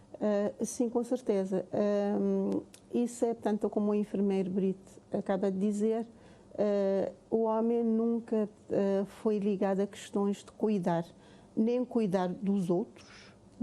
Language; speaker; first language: Portuguese; non-native, local second language; Kabuverdianu